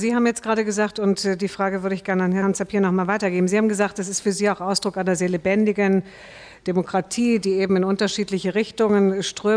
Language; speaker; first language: German; native; German